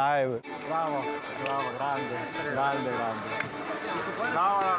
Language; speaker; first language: Italian; non-native, learner; Korean